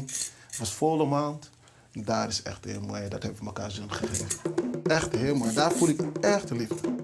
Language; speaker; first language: Dutch; non-native, learner; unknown